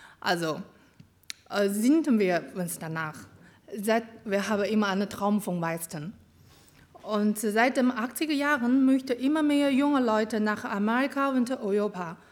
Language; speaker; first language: German; non-native, learner; Chinese